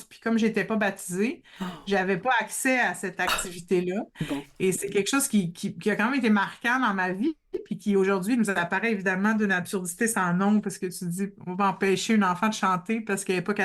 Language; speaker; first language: French; native; French